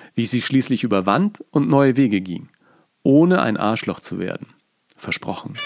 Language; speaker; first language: German; native; German